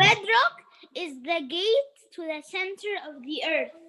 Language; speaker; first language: English; non-native, learner; Arabic